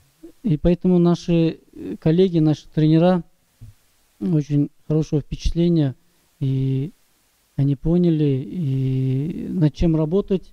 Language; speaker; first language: Russian; non-native, local second language; Kyrgyz